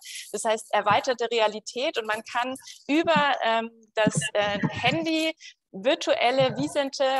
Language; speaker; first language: German; native; German